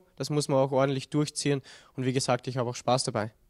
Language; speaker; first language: German; native; German